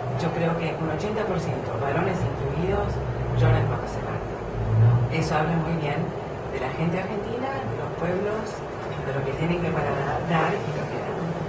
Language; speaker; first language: Spanish; non-native, fluent; English